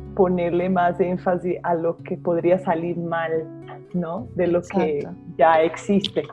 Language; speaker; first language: Spanish; non-native, fluent; Portuguese